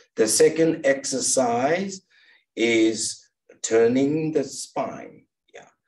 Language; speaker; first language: English; non-native, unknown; Chinese